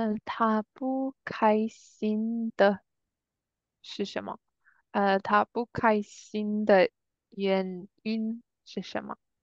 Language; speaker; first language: Chinese; non-native, learner; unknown